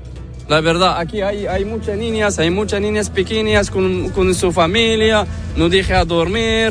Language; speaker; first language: Spanish; non-native, learner; Arabic